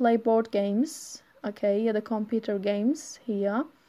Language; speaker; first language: English; non-native, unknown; Turkish